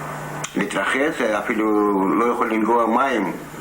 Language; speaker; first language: Hebrew; non-native, learner; Arabic